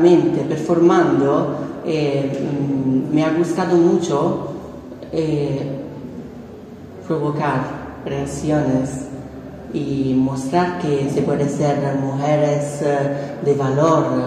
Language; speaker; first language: Spanish; non-native, fluent; Italian